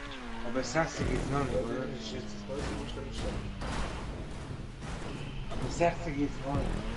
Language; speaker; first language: German; non-native, learner; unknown